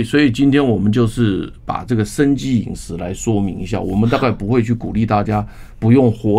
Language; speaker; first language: Chinese; native; Chinese